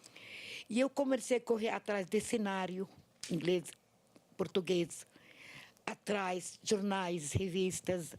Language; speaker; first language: Portuguese; non-native, learner; Arabic